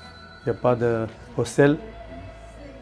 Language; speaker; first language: French; non-native, learner; Tibetan